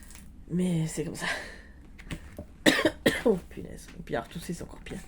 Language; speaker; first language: French; native; French